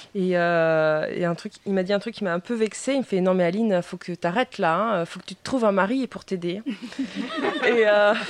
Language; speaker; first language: French; non-native, fluent; Spanish